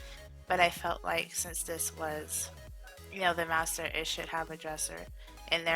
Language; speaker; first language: English; native; English